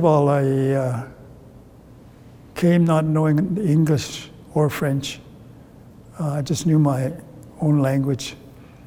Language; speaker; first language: English; non-native, fluent; Cree